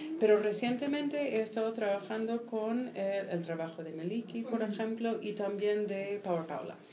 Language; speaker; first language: Spanish; non-native, fluent; English